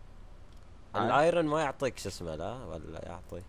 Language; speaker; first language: Arabic; native; Arabic